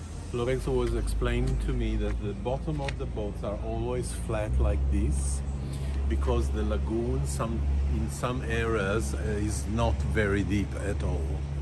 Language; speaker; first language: English; non-native, fluent; Italian